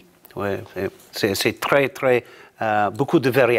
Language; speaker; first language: French; non-native, learner; English